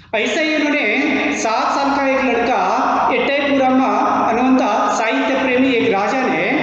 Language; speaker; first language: Hindi; non-native, local second language; Kannada